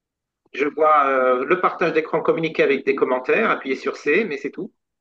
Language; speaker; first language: French; native; French